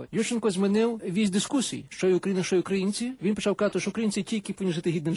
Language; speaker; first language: Ukrainian; native; Ukrainian